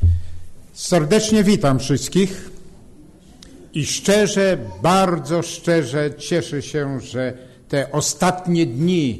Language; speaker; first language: Polish; native; Polish